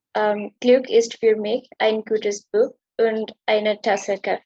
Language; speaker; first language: German; non-native, learner; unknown